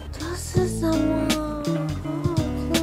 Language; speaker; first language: Chinese; non-native, fluent; Japanese